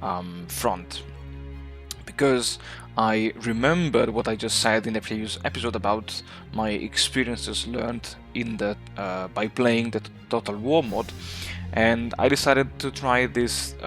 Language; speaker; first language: English; non-native, fluent; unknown